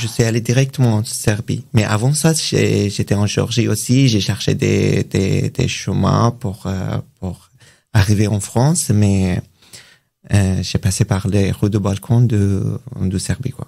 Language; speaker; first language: French; non-native, learner; Persian